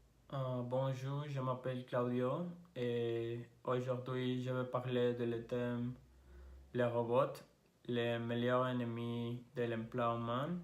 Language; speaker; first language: French; non-native, learner; Spanish